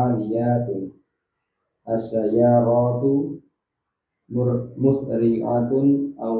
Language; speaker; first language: Arabic; non-native, learner; Indonesian